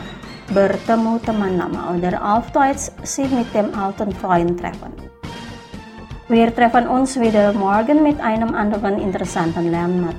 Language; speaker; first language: German; non-native, fluent; Indonesian